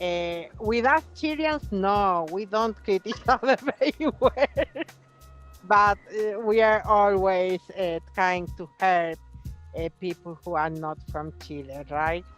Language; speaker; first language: English; non-native, fluent; Spanish